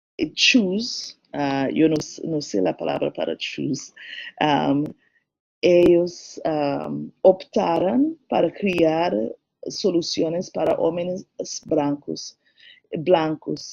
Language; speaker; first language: Spanish; non-native, learner; English